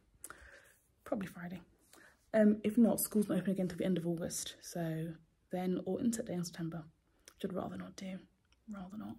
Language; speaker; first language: English; native; English